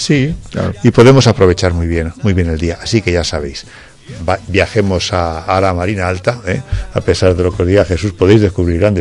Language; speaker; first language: Spanish; native; Spanish